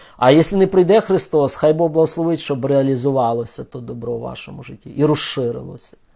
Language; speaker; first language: Ukrainian; non-native, local second language; Russian